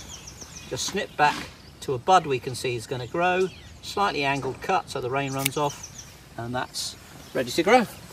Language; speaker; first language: English; native; English